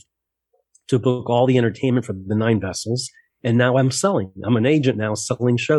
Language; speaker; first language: English; native; English